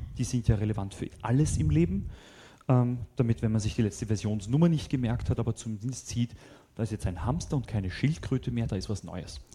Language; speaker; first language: German; native; German